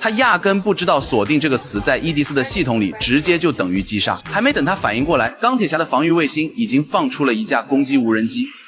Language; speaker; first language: Chinese; native; Chinese